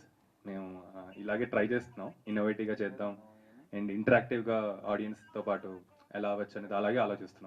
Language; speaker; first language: Telugu; native; Telugu